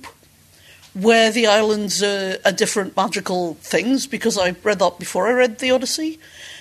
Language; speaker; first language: English; native; English